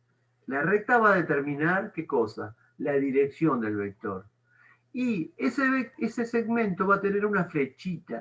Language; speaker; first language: Spanish; native; Spanish